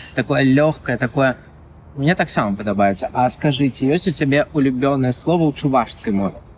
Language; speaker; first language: Belarusian; native; Belarusian